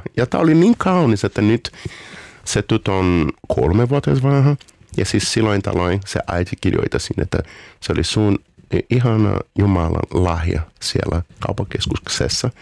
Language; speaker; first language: Finnish; non-native, learner; Portuguese